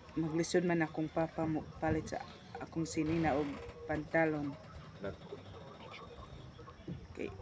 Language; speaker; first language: Filipino; non-native, local second language; Cebuano